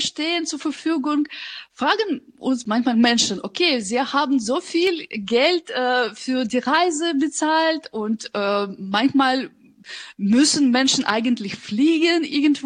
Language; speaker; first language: German; non-native, fluent; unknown